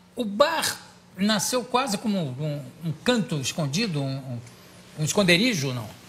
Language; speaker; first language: Portuguese; native; Portuguese